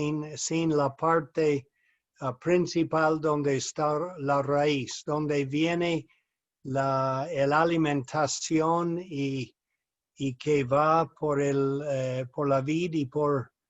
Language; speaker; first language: Spanish; non-native, fluent; English